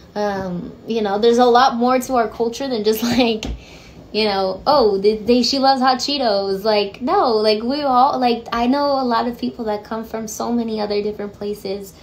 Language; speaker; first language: English; early bilingual, other home language; Spanish